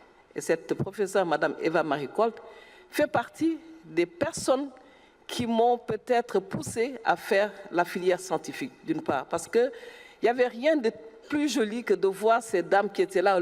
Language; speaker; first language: French; non-native, local second language; Wolof